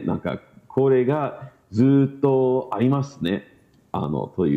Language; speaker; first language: Japanese; non-native, learner; English